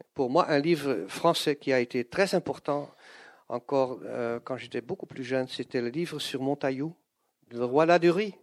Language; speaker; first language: French; non-native, fluent; Dutch